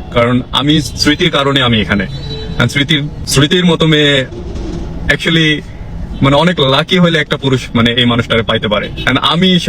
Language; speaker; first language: Bangla; non-native, fluent; English